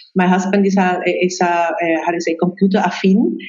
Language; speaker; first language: English; non-native, fluent; Spanish